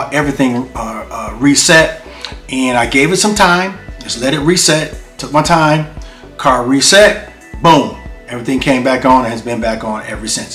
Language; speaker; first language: English; native; English